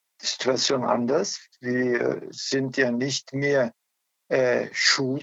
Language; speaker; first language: German; non-native, learner; Turkish